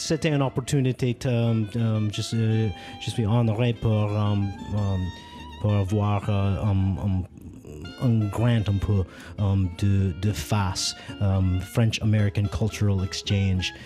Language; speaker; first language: French; non-native, learner; English